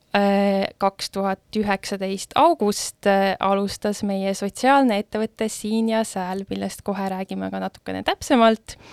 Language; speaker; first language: Estonian; native; Estonian